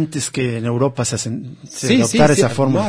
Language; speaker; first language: Spanish; native; Spanish